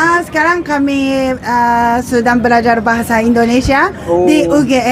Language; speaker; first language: Indonesian; non-native, learner; Japanese